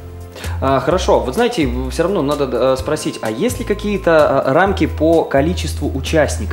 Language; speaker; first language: Russian; native; Russian